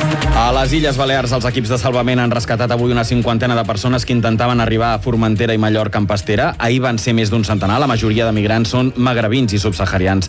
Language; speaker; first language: Catalan; native; Catalan